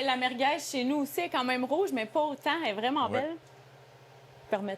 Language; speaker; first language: French; native; French